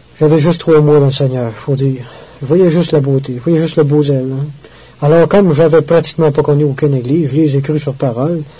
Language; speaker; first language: French; native; French